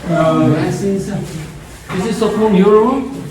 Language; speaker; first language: English; non-native, learner; Korean